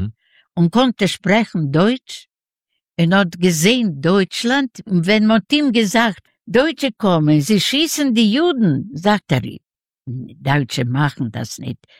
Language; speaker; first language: German; non-native, learner; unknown